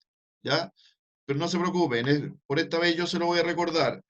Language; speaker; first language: Spanish; native; Spanish